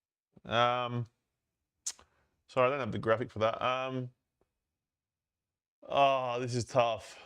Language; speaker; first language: English; native; English